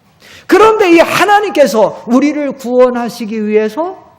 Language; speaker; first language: Korean; native; Korean